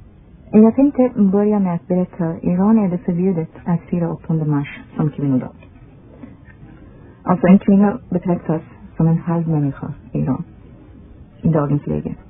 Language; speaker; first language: Swedish; non-native, fluent; Persian